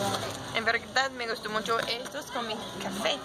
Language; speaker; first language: Spanish; non-native, learner; English